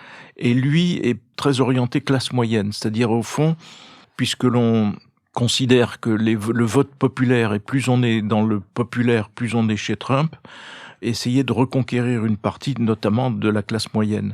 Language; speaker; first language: French; native; French